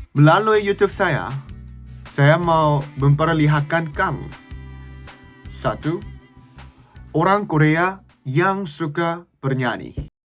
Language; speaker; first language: Indonesian; non-native, learner; Korean